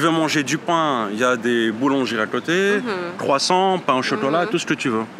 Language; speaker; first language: French; native; French